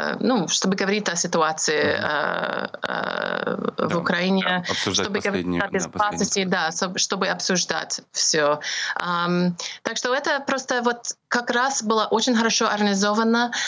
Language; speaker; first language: Russian; non-native, fluent; English